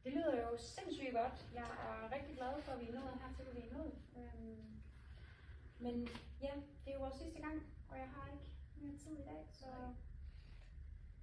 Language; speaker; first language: Danish; native; Danish